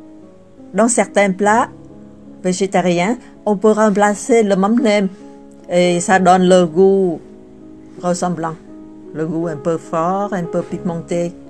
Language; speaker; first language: French; non-native, fluent; Vietnamese